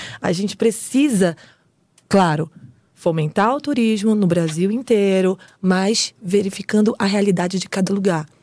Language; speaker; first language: Portuguese; native; Portuguese